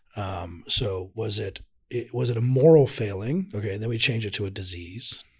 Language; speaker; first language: English; native; English